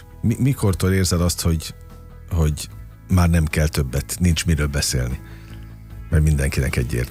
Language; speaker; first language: Hungarian; native; Hungarian